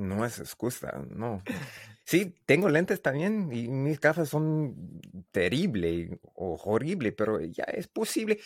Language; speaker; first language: Spanish; non-native, learner; English